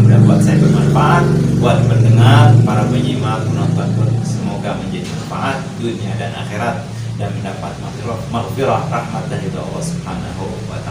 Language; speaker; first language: Indonesian; native; Indonesian